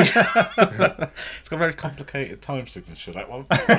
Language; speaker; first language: English; native; English